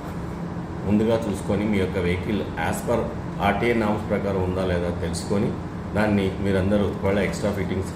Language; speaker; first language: Telugu; native; Telugu